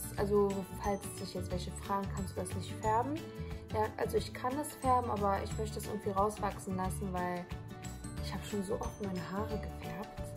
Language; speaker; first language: German; early bilingual, other home language; Polish